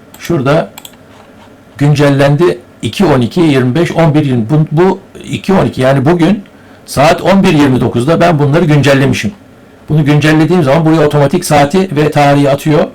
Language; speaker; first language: Turkish; native; Turkish